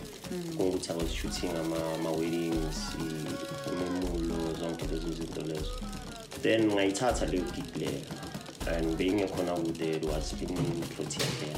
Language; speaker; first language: English; non-native, local second language; Zulu